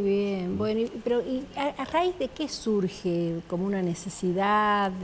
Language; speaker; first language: Spanish; native; Spanish